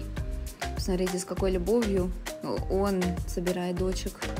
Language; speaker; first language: Russian; native; Russian